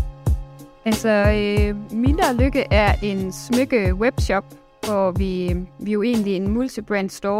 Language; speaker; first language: Danish; native; Danish